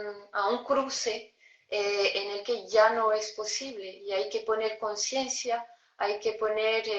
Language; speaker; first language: Spanish; non-native, fluent; French